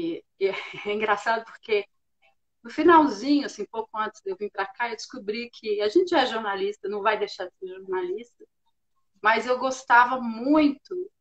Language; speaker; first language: Portuguese; native; Portuguese